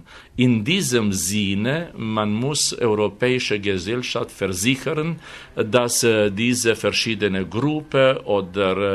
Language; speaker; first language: German; non-native, fluent; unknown